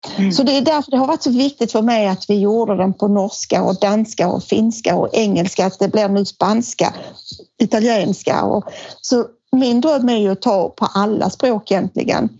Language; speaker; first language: Swedish; native; Swedish